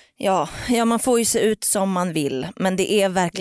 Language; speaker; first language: Swedish; native; Swedish